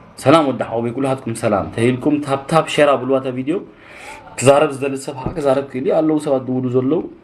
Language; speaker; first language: Tigrinya; early bilingual, heritage; Tigrinya